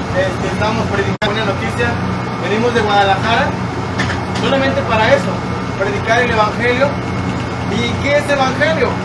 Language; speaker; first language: Spanish; native; Spanish